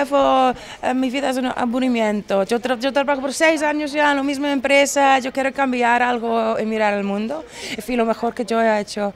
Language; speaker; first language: Spanish; non-native, learner; Italian